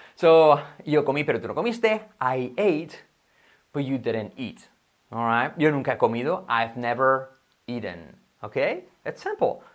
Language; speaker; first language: English; non-native, fluent; Spanish